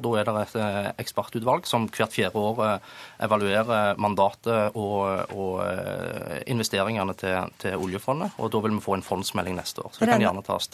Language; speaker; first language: Norwegian; native; Norwegian